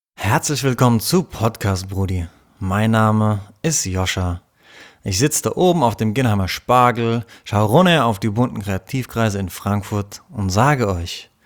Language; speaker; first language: German; native; German